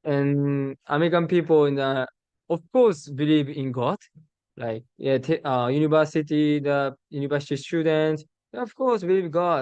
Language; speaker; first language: English; non-native, learner; Japanese